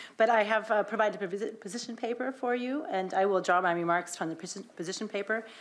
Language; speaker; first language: English; native; English